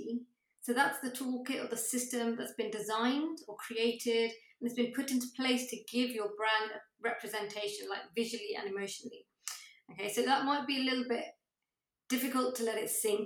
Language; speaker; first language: English; native; English